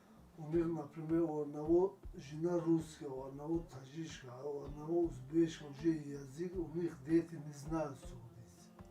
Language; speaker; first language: Russian; non-native, local second language; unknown